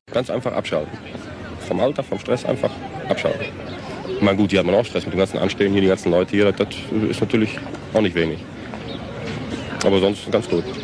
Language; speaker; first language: German; native; German